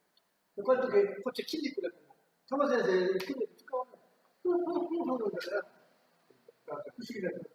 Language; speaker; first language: Japanese; native; Japanese